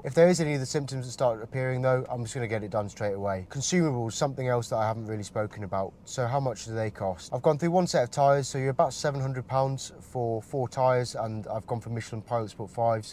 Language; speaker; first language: English; native; English